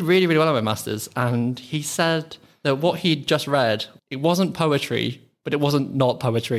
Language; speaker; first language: English; native; English